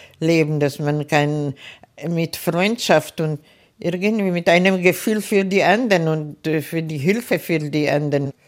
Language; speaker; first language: German; non-native, fluent; Czech